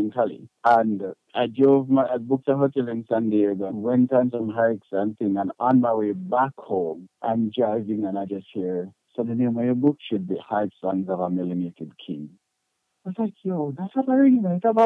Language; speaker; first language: English; non-native, local second language; Jamaican Creole English